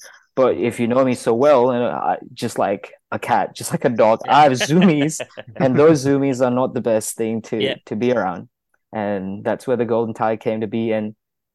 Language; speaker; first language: English; non-native, local second language; Malay